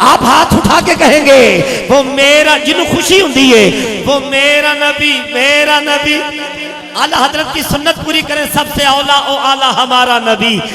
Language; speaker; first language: Urdu; non-native, local second language; Punjabi